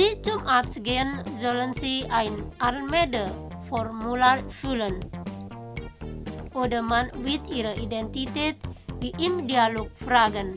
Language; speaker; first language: German; non-native, fluent; Indonesian